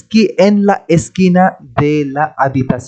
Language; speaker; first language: Spanish; non-native, fluent; Hindi